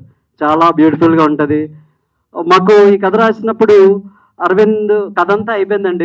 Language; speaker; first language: Telugu; native; Telugu